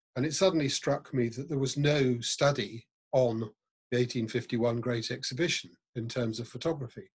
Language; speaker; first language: English; native; English